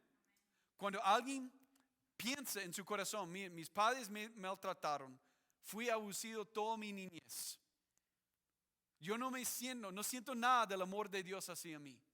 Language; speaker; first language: Spanish; non-native, fluent; English